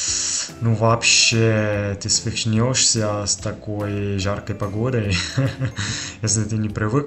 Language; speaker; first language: Russian; non-native, fluent; Italian